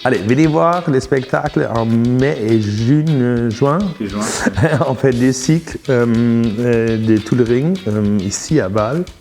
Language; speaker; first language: French; non-native, learner; German